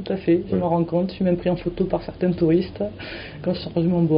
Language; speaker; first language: French; native; French